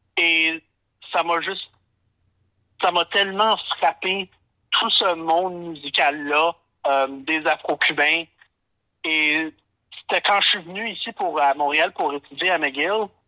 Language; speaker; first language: French; non-native, fluent; English